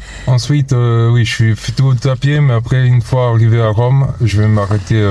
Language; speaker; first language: French; non-native, fluent; Portuguese